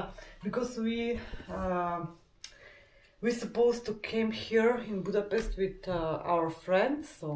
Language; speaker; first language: English; non-native, learner; Russian